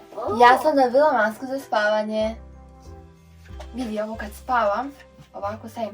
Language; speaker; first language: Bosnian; early bilingual, heritage; Serbian